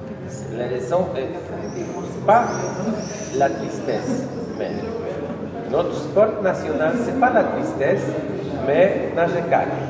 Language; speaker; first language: French; non-native, learner; Polish